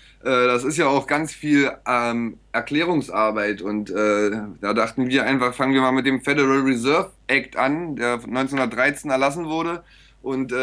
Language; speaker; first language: German; native; German